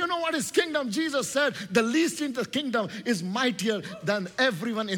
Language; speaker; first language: English; non-native, local second language; Hindi